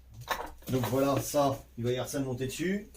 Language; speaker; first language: French; native; French